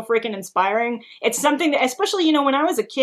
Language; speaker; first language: English; non-native, fluent; Hebrew